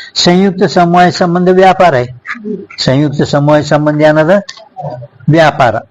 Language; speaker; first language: Hindi; non-native, local second language; Kannada